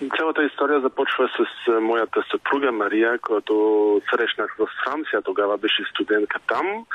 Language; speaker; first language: Bulgarian; non-native, fluent; French